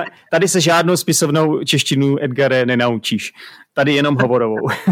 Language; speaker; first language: Czech; native; Czech